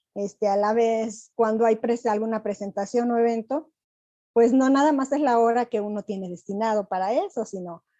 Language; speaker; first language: Spanish; native; Spanish